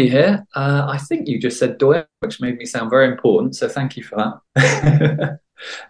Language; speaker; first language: English; native; English